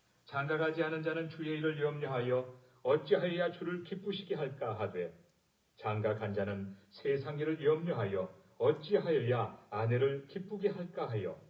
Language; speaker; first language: Korean; native; Korean